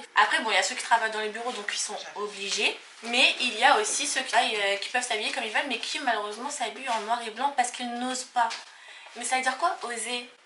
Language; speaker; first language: French; native; French